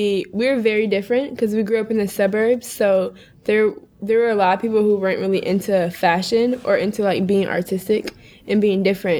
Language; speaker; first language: English; native; English